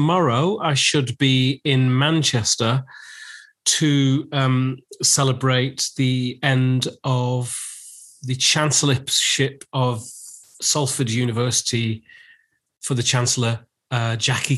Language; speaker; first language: English; native; English